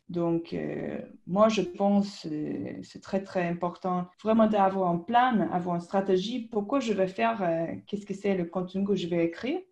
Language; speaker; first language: French; non-native, fluent; English